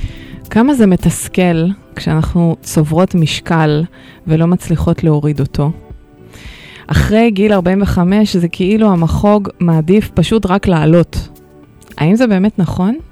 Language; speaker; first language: Hebrew; native; Hebrew